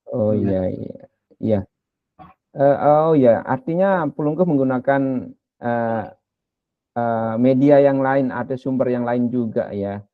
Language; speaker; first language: Indonesian; non-native, local second language; Sasak